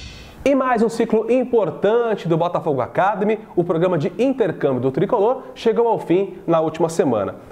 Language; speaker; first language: Portuguese; native; Portuguese